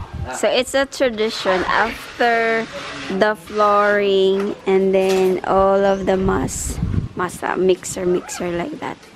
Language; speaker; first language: English; non-native, local second language; Cebuano